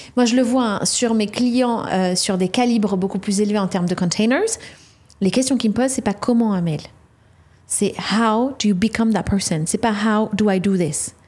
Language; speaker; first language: French; native; French